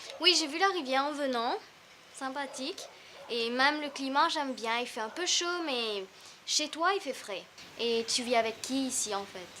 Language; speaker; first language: French; native; French